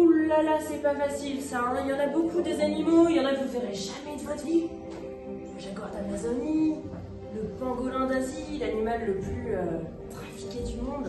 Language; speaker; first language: French; native; French